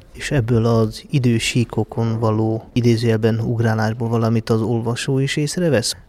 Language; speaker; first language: Hungarian; native; Hungarian